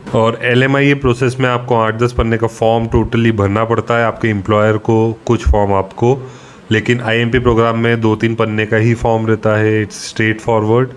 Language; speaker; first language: Hindi; native; Hindi